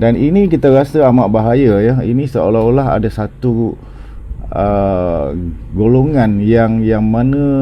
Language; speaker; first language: Malay; native; Malay